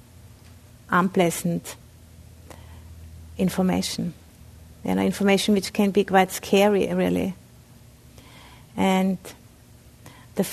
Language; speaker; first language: English; non-native, fluent; German